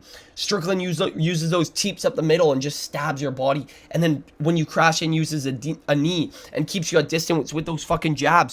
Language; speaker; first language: English; native; English